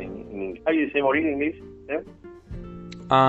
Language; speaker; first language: English; non-native, learner; Spanish